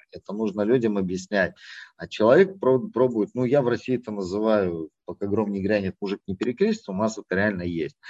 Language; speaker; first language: Russian; native; Russian